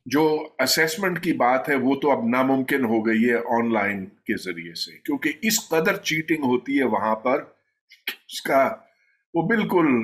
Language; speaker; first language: Urdu; native; Urdu